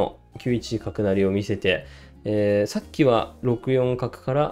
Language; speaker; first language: Japanese; native; Japanese